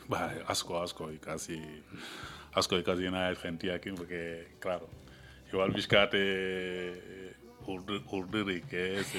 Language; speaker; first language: Basque; non-native, learner; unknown